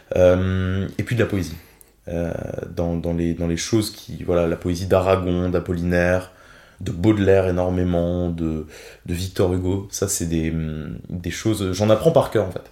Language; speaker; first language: French; native; French